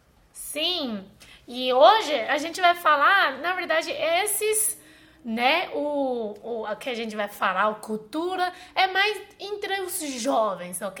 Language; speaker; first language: Portuguese; non-native, fluent; Chinese